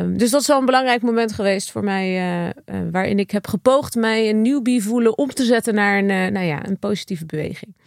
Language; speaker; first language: Dutch; native; Dutch